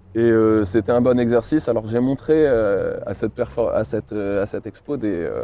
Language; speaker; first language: French; native; French